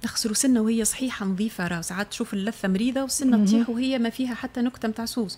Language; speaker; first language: Arabic; native; Arabic